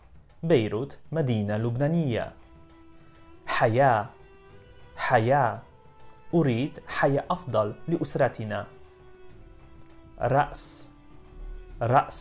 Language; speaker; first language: Arabic; non-native, fluent; Polish